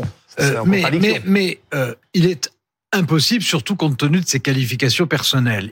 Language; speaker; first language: French; native; French